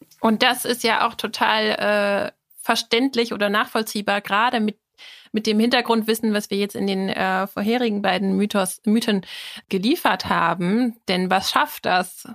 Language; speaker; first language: German; native; German